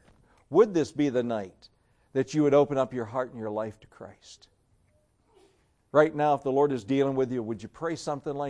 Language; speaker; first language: English; native; English